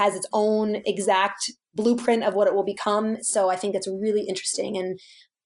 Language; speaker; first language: English; native; English